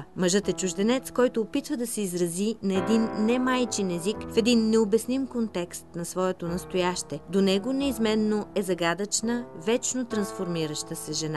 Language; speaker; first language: Bulgarian; native; Bulgarian